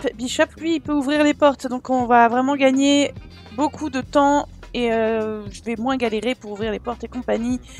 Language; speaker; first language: French; native; French